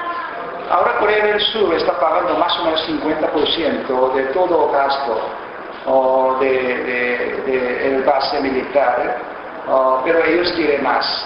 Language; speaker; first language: Spanish; non-native, fluent; Korean